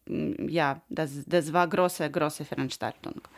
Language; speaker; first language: German; non-native, learner; Ukrainian